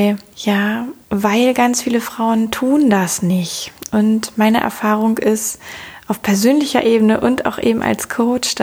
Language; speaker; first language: German; native; German